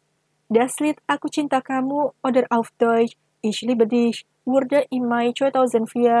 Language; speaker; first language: German; non-native, fluent; Indonesian